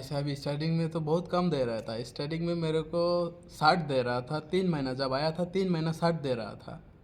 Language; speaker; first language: Hindi; non-native, fluent; Bangla